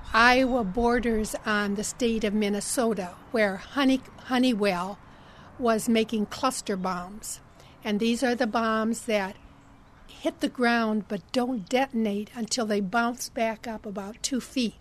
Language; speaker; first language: English; native; English